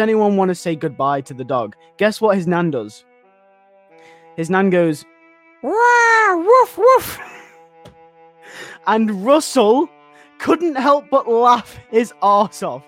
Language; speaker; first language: English; native; English